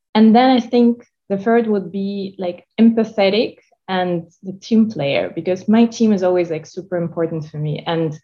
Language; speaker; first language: English; non-native, fluent; Russian